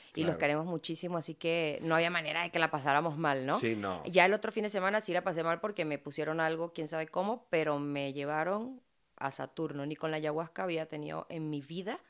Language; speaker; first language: Spanish; native; Spanish